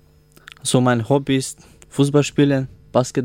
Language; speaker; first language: German; non-native, learner; Romany